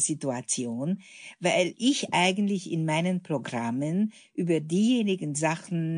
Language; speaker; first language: German; non-native, fluent; Hungarian